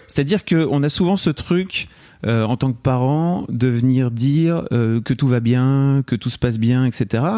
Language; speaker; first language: French; native; French